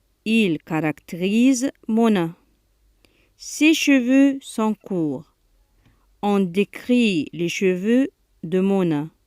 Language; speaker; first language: French; non-native, fluent; Arabic